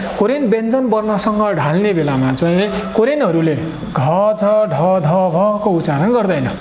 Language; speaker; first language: Nepali; non-native, local second language; Eastern Tamang